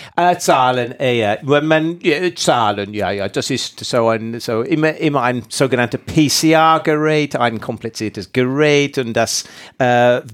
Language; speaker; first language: German; non-native, fluent; English